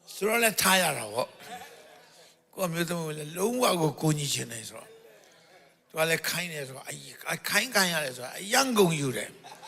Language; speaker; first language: Burmese; non-native, local second language; Kachin